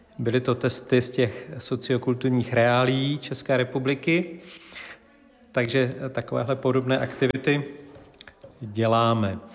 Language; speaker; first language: Czech; native; Czech